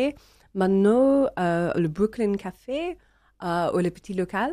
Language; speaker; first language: French; non-native, learner; English